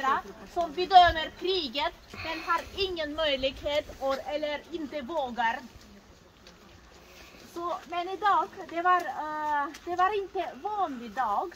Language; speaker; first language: Swedish; non-native, fluent; Russian